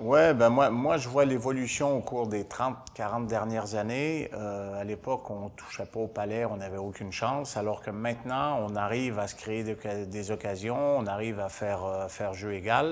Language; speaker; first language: French; native; French